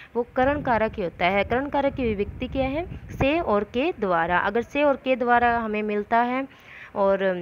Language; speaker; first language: Hindi; native; Hindi